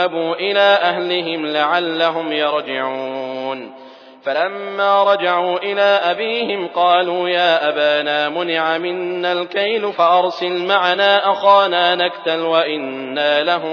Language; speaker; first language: Arabic; native; Arabic